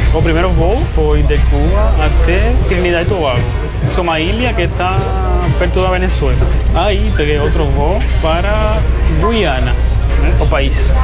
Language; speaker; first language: Portuguese; non-native, fluent; Spanish